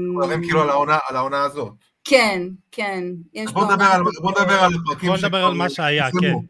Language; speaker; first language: Hebrew; native; Hebrew